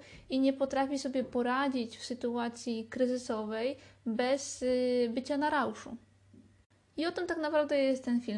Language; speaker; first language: Polish; native; Polish